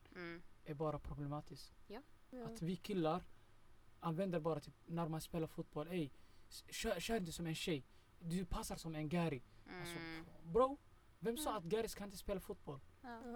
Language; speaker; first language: Swedish; early bilingual, other home language; Somali